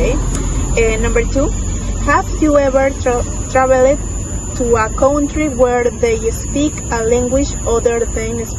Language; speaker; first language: English; non-native, fluent; Spanish